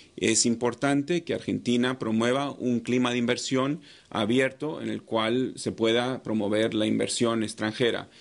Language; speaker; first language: Spanish; non-native, fluent; English